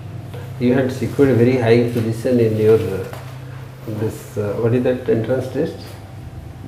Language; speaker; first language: English; non-native, local second language; Odia